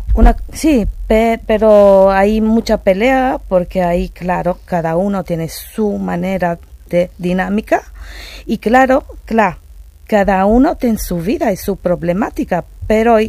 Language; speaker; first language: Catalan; non-native, learner; Spanish